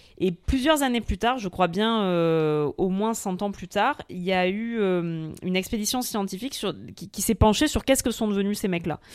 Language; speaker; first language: French; native; French